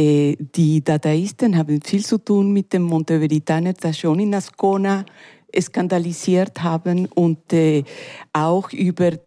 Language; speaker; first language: German; non-native, learner; Spanish